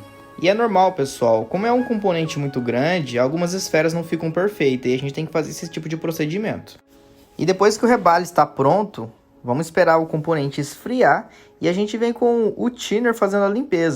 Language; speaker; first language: Portuguese; native; Portuguese